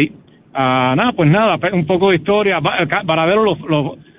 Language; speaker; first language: Spanish; native; Spanish